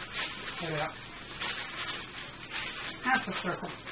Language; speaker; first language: English; native; English